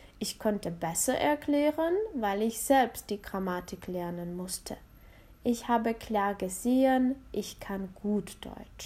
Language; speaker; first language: German; non-native, fluent; Czech